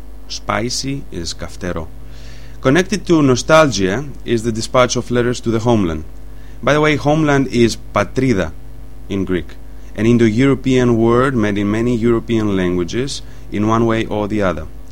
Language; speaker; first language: English; non-native, fluent; Greek